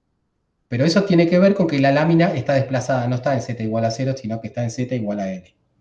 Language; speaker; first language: Spanish; native; Spanish